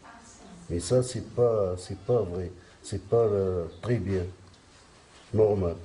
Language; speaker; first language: French; non-native, learner; Arabic